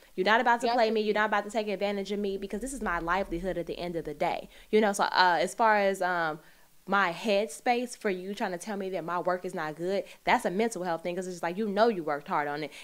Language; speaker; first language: English; native; English